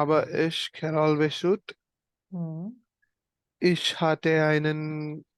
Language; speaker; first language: German; non-native, learner; Malayalam